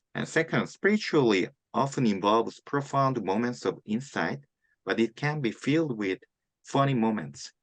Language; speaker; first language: English; non-native, learner; Korean